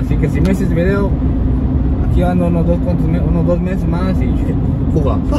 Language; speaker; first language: Spanish; early bilingual, heritage; Spanish